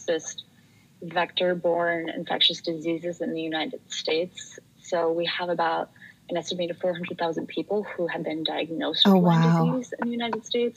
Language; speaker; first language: English; native; English